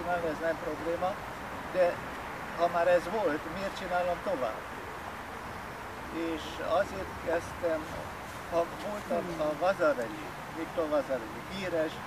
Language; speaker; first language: Hungarian; early bilingual, heritage; Hungarian